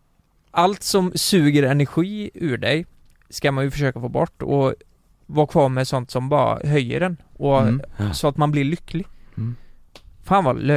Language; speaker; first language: Swedish; native; Swedish